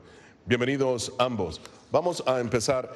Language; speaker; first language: Spanish; native; Spanish